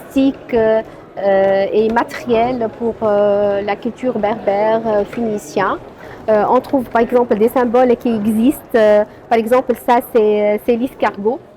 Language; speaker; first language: French; non-native, local second language; Arabic